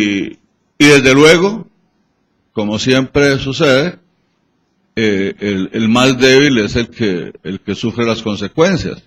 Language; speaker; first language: Spanish; native; Spanish